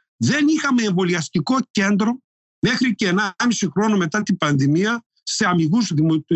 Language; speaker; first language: Greek; non-native, local second language; Turkish